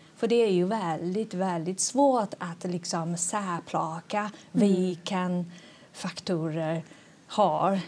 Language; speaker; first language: Swedish; non-native, fluent; Chinese